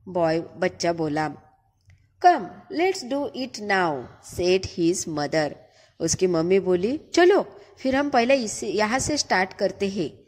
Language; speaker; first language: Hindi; non-native, local second language; Marathi